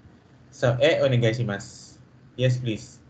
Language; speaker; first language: English; non-native, local second language; Filipino